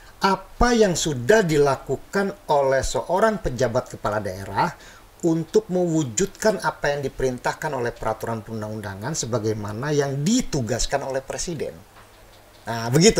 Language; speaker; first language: Indonesian; native; Indonesian